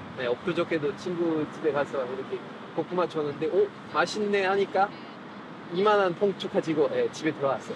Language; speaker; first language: Korean; non-native, fluent; French